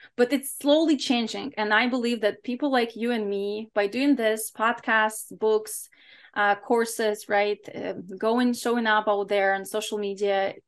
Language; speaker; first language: English; non-native, fluent; Ukrainian